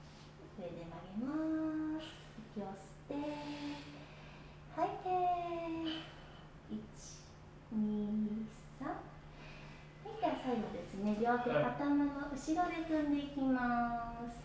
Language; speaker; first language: Japanese; native; Japanese